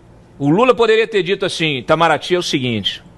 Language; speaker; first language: Portuguese; native; Portuguese